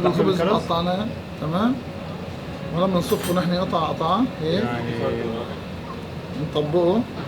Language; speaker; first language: Arabic; native; Arabic